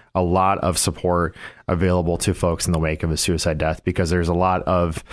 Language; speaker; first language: English; native; English